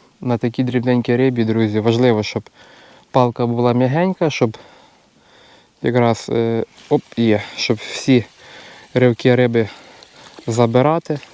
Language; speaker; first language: Ukrainian; native; Ukrainian